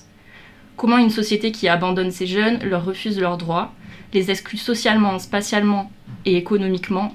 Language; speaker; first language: French; native; French